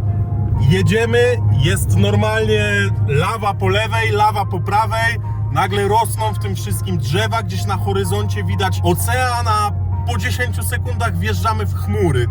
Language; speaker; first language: Polish; native; Polish